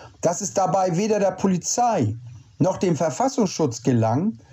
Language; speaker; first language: German; native; German